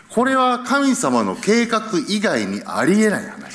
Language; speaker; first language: Japanese; early bilingual, heritage; Japanese